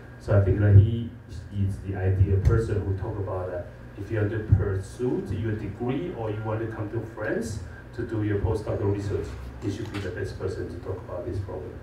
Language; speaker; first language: English; non-native, fluent; Chinese